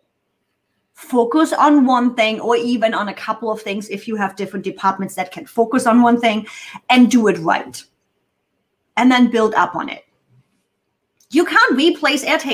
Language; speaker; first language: English; non-native, fluent; German